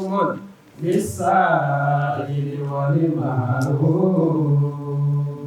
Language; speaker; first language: Arabic; non-native, learner; Yoruba